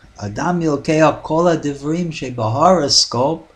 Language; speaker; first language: Hebrew; non-native, fluent; English